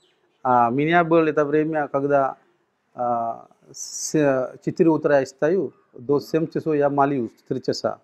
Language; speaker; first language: Russian; non-native, learner; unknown